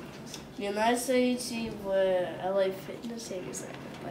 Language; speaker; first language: Russian; early bilingual, heritage; Russian